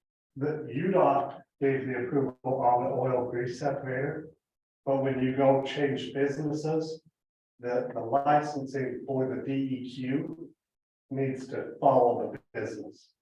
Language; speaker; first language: English; native; English